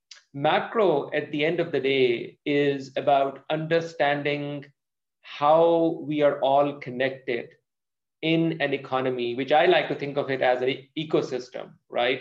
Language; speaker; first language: English; non-native, local second language; Urdu